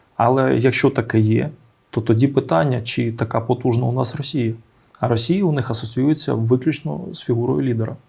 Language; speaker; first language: Ukrainian; native; Ukrainian